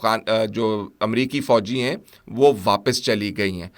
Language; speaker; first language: Urdu; native; Urdu